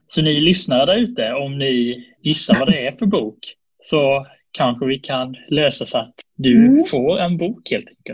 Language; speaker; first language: Swedish; native; Swedish